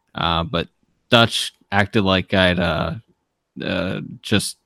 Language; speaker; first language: English; native; English